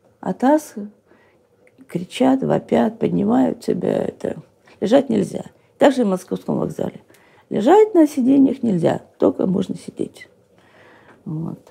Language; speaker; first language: Russian; native; Russian